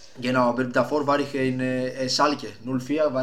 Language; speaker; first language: German; non-native, fluent; Greek